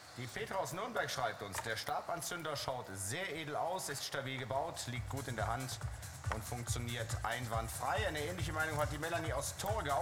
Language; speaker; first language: German; native; German